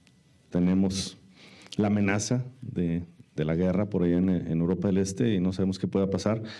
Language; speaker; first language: Spanish; native; Spanish